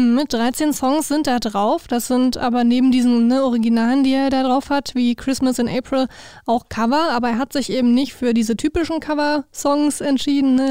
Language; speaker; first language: German; native; German